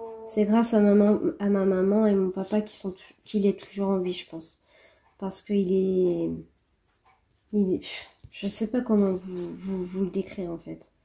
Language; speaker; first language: French; native; French